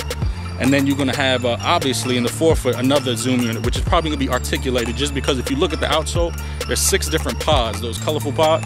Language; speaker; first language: English; native; English